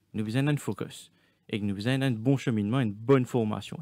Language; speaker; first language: French; non-native, local second language; Morisyen